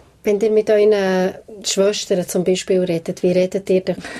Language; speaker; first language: German; native; German